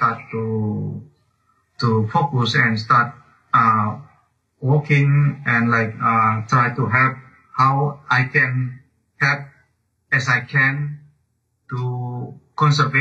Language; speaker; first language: English; non-native, learner; Indonesian